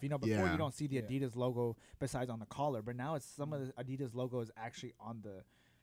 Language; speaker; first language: English; native; English